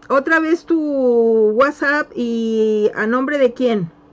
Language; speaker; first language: Spanish; native; Spanish